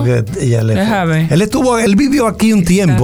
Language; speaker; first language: Spanish; native; Spanish